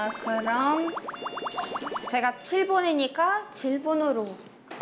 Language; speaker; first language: Korean; non-native, fluent; Arabic